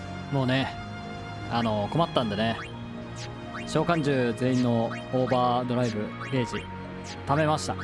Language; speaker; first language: Japanese; native; Japanese